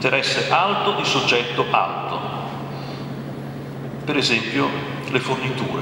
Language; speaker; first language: Italian; native; Italian